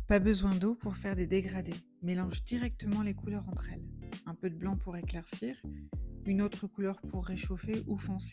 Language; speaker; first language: French; native; French